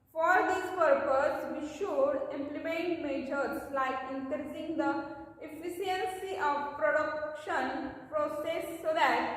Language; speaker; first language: English; non-native, local second language; Marathi